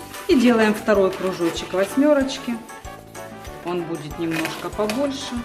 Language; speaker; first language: Russian; native; Russian